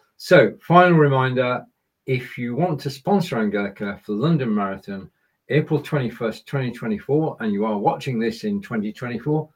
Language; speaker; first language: English; native; English